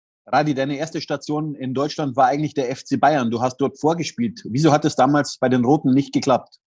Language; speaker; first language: German; native; German